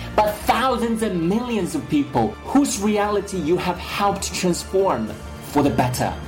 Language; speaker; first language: English; non-native, fluent; Chinese